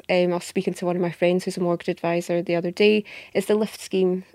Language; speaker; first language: English; native; English